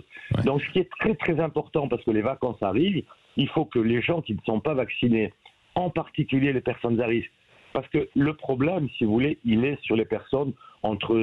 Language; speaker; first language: French; native; French